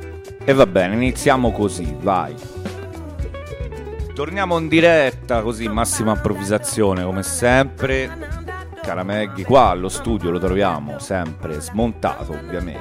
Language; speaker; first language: Italian; native; Italian